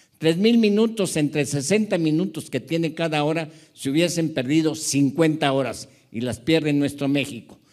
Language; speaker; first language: Spanish; early bilingual, other home language; Japanese